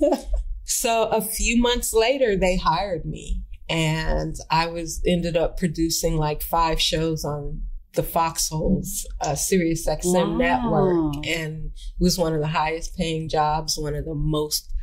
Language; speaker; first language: English; native; English